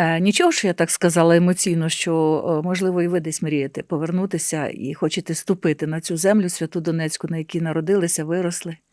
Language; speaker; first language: Ukrainian; native; Ukrainian